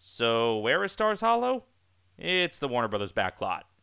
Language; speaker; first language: English; native; English